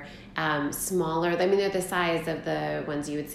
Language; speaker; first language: English; native; English